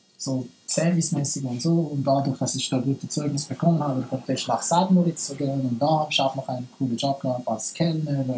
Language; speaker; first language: German; non-native, fluent; Persian